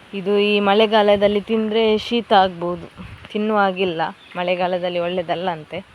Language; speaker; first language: Kannada; non-native, local second language; Tulu